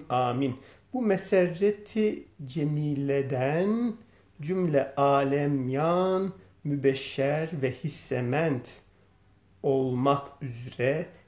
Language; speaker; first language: Turkish; native; Turkish